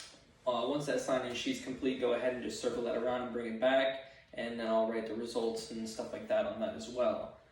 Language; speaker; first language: English; native; English